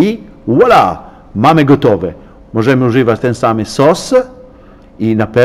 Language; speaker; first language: Polish; non-native, learner; Italian